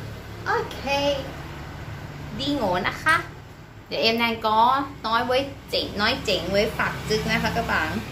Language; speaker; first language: Vietnamese; non-native, learner; Thai